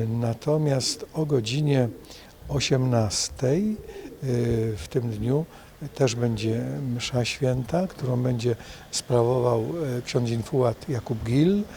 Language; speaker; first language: Polish; native; Polish